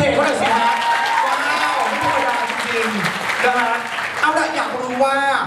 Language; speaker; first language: Thai; native; Thai